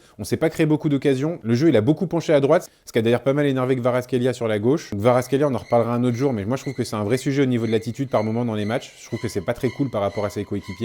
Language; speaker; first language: French; native; French